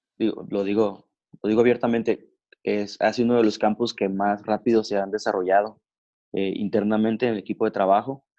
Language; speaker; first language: Spanish; native; Spanish